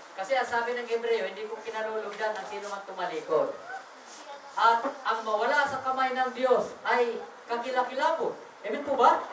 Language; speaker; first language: Filipino; non-native, local second language; Waray